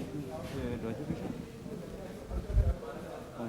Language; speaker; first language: German; non-native, learner; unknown